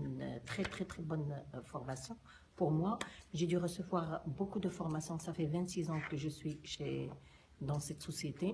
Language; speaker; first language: French; non-native, local second language; Arabic